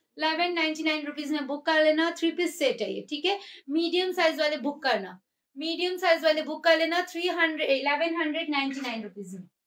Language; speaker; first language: Hindi; native; Hindi